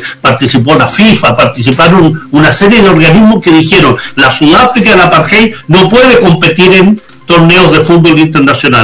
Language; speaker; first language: Spanish; native; Spanish